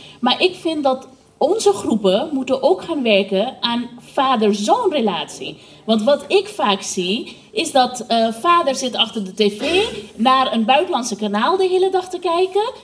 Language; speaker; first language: Dutch; non-native, fluent; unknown